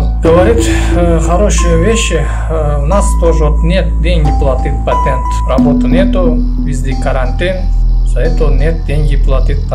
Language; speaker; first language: Russian; non-native, learner; Uzbek